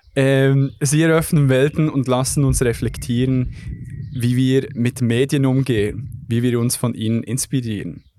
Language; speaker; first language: German; early bilingual, other home language; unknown